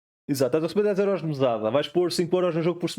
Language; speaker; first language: Portuguese; native; Portuguese